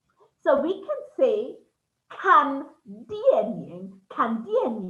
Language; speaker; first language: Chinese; non-native, fluent; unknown